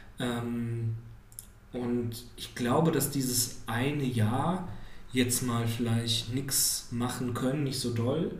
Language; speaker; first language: German; native; German